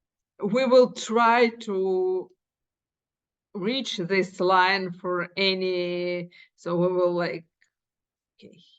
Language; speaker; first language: English; non-native, fluent; Ukrainian